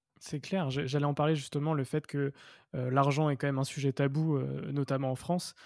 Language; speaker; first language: French; native; French